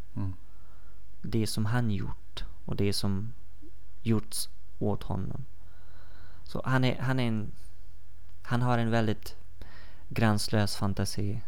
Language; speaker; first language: Swedish; non-native, fluent; Persian